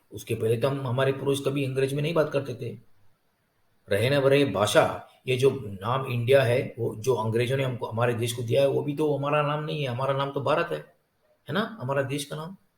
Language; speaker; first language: Hindi; non-native, local second language; Tamil